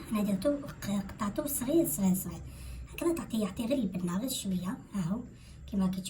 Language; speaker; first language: Arabic; native; Arabic